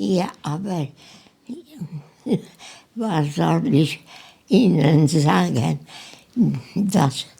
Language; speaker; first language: German; non-native, learner; Polish